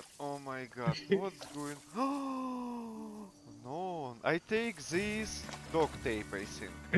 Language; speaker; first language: English; non-native, learner; Russian